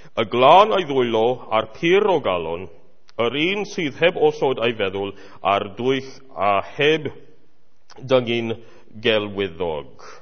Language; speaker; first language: Welsh; non-native, fluent; English